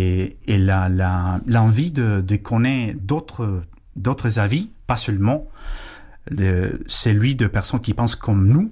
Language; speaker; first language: French; non-native, fluent; Spanish